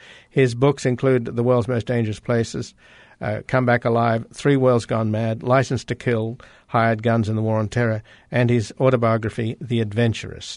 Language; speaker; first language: English; native; English